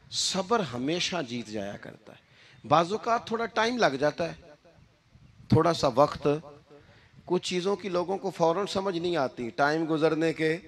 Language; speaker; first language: Urdu; non-native, local second language; Punjabi